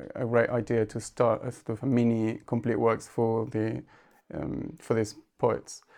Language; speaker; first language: English; non-native, fluent; Spanish